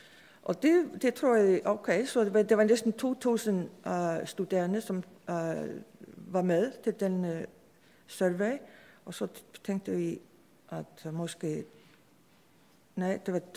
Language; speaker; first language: Danish; non-native, fluent; Icelandic